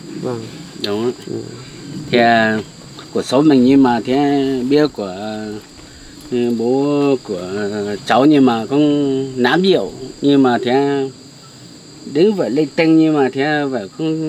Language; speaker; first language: Vietnamese; non-native, local second language; Hmong